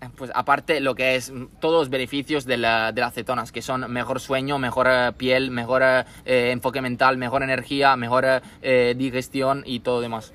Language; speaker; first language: Spanish; non-native, fluent; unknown